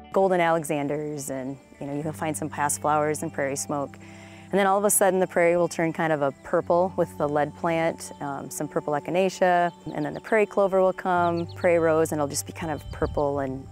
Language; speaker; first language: English; native; English